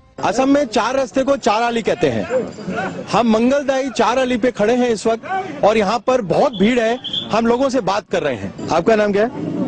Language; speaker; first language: Hindi; native; Hindi